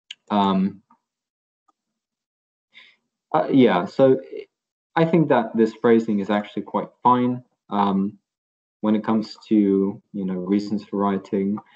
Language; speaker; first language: English; non-native, fluent; Lithuanian